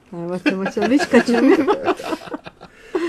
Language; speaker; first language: Turkish; native; Turkish